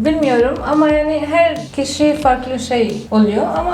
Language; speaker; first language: Turkish; non-native, learner; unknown